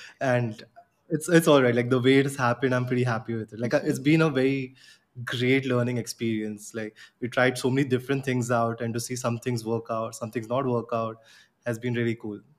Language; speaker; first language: English; non-native, local second language; Gujarati